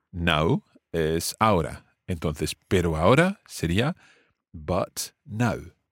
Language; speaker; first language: Spanish; non-native, fluent; English